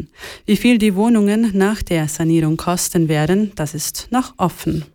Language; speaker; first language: German; native; German